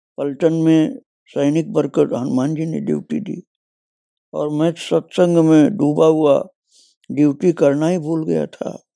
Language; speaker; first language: Hindi; native; Hindi